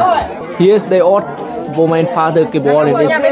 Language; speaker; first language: German; early bilingual, other home language; Vietnamese